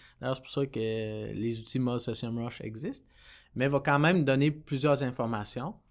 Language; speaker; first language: French; native; French